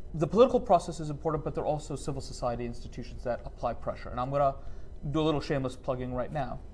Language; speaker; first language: English; native; English